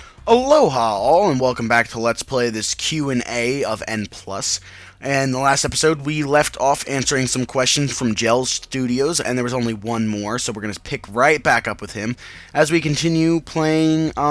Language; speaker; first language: English; native; English